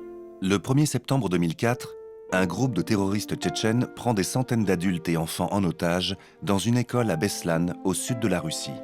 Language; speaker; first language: French; native; French